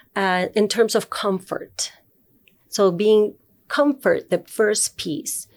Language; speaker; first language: English; non-native, fluent; Spanish